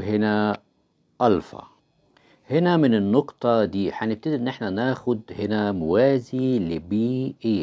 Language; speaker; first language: Arabic; native; Arabic